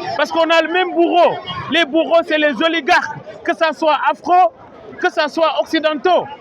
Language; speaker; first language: French; non-native, local second language; Wolof